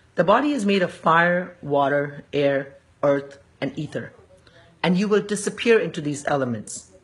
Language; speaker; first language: English; early bilingual, other home language; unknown